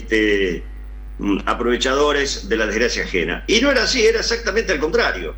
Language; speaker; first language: Spanish; native; Spanish